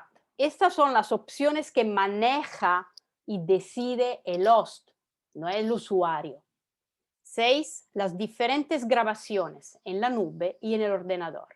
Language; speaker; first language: Spanish; non-native, fluent; Italian